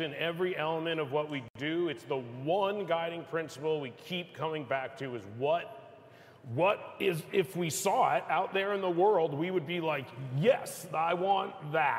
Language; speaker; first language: English; native; English